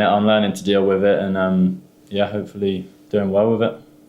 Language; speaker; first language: English; native; English